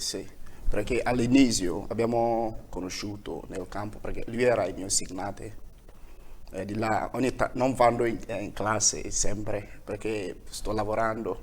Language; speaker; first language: Italian; non-native, learner; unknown